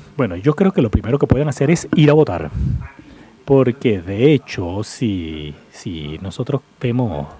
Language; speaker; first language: Spanish; non-native, fluent; English